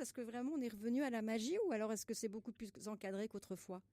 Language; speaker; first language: French; native; French